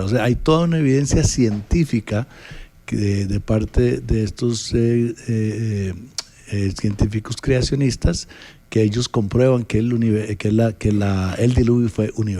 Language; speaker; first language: Spanish; native; Spanish